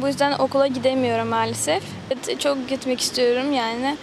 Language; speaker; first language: Turkish; early bilingual, other home language; Russian